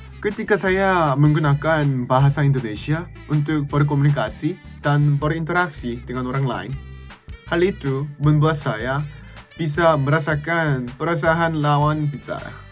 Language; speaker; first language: Indonesian; non-native, learner; Korean